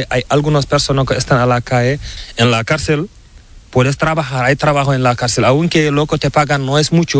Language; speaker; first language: Spanish; non-native, learner; Fula